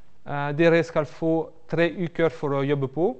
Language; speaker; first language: Norwegian; non-native, fluent; French